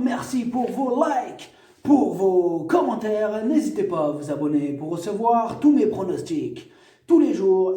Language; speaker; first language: French; native; French